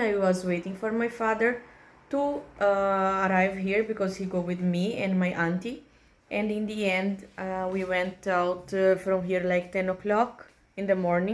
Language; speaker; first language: English; non-native, learner; Portuguese